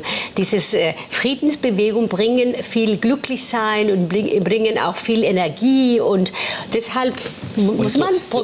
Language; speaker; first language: German; non-native, fluent; Spanish